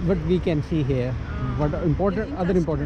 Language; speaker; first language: English; non-native, learner; Urdu